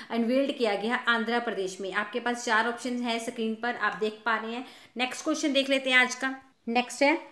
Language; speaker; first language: Hindi; non-native, local second language; Punjabi